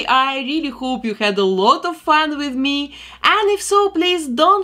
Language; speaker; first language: English; non-native, fluent; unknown